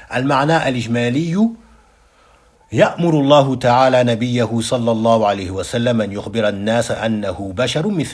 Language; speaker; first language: Arabic; non-native, fluent; French